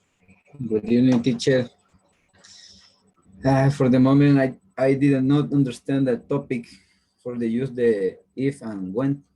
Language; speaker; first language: English; non-native, learner; Spanish